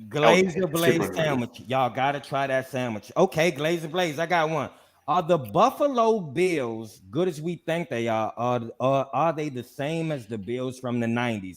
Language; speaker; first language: English; native; English